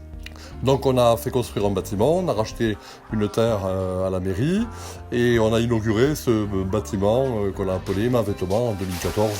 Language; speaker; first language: French; native; French